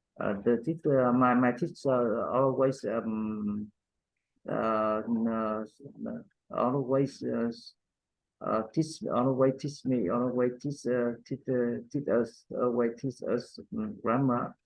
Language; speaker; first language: English; non-native, learner; Vietnamese